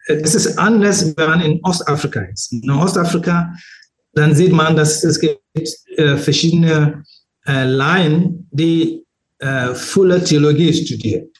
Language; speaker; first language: German; non-native, learner; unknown